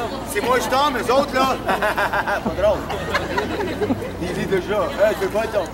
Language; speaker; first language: French; native; French